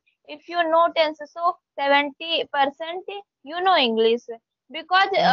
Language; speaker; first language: English; non-native, learner; Hindi